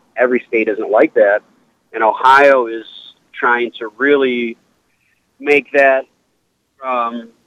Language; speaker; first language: English; native; English